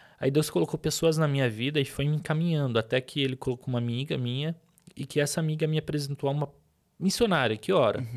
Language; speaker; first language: Portuguese; early bilingual, other home language; Arabic